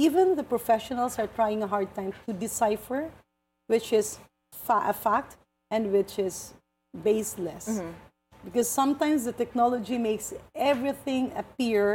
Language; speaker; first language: English; non-native, local second language; Hiligaynon